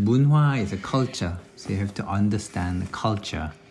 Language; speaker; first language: English; non-native, fluent; Korean